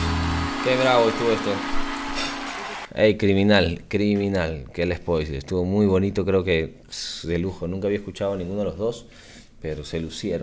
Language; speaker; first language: Spanish; native; Spanish